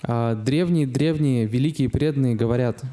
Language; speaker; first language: Russian; native; Russian